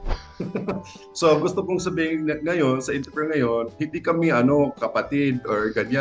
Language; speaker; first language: Filipino; non-native, local second language; English